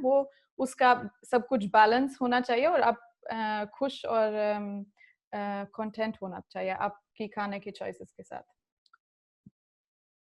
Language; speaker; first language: Hindi; early bilingual, other home language; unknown